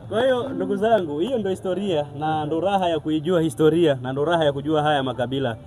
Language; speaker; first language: Swahili; non-native, local second language; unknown